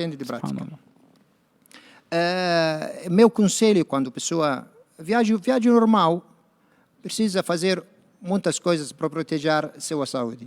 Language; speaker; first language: Portuguese; non-native, learner; Arabic